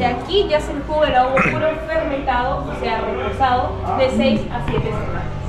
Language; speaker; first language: Spanish; native; Spanish